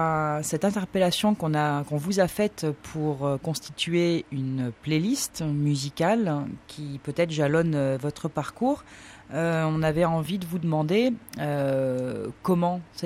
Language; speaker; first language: French; native; French